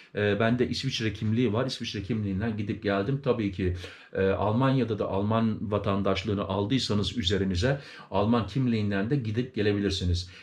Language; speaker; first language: Turkish; native; Turkish